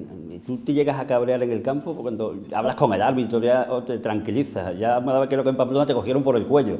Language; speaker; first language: Spanish; native; Spanish